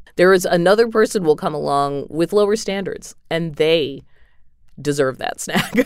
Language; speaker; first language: English; native; English